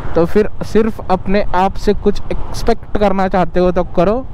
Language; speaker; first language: Hindi; non-native, local second language; Marathi